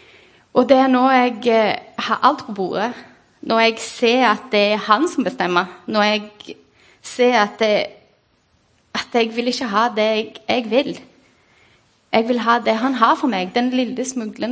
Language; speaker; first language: Norwegian; non-native, fluent; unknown